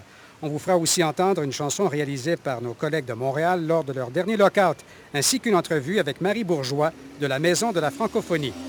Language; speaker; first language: French; native; French